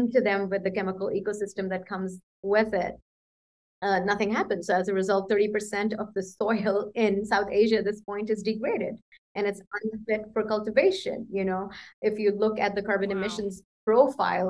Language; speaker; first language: English; non-native, local second language; Punjabi